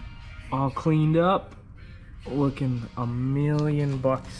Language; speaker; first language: English; native; English